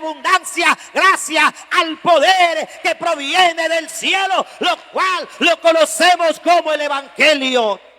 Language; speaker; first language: Spanish; native; Spanish